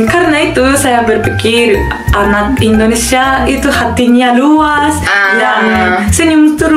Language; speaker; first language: Indonesian; non-native, learner; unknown